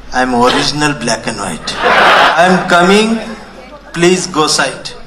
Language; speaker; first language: English; non-native, local second language; Marathi